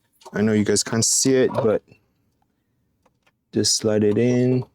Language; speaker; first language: English; non-native, fluent; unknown